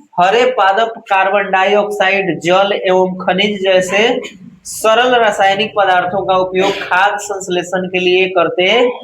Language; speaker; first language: Hindi; native; Hindi